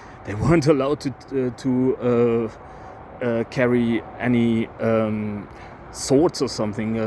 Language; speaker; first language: English; non-native, fluent; German